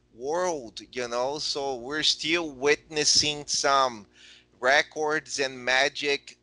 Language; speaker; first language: English; non-native, fluent; Portuguese